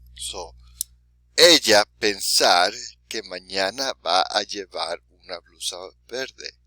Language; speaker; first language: Spanish; non-native, fluent; English